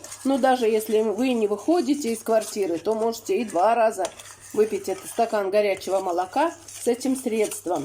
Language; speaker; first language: Russian; native; Russian